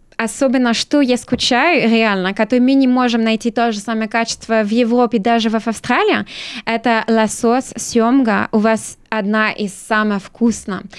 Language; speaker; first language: Russian; non-native, learner; French